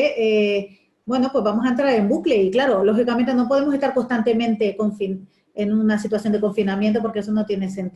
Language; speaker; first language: Spanish; native; Spanish